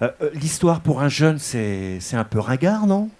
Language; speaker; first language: French; native; French